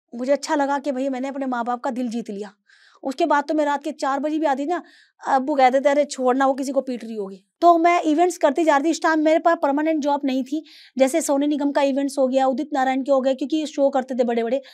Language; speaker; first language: Hindi; native; Hindi